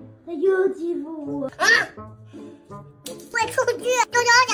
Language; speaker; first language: Chinese; native; Chinese